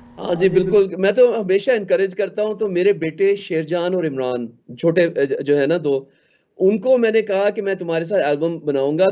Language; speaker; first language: Urdu; native; Urdu